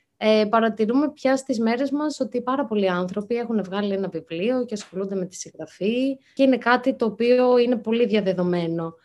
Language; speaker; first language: Greek; native; Greek